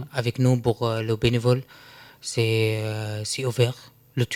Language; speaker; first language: French; non-native, learner; Arabic